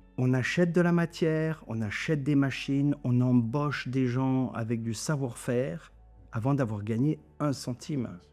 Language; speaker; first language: French; non-native, local second language; German